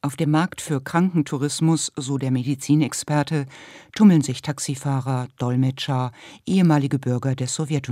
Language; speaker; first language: German; native; German